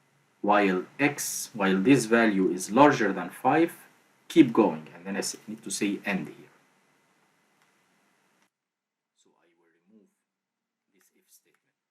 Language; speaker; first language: English; non-native, fluent; Arabic